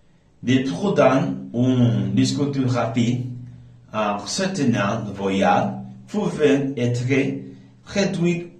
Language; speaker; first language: French; non-native, learner; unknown